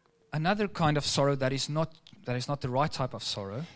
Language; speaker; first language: English; native; English